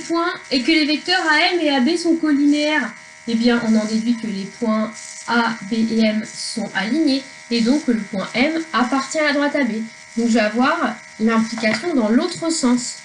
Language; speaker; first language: French; native; French